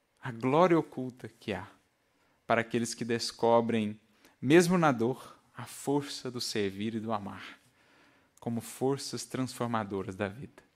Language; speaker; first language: Portuguese; native; Portuguese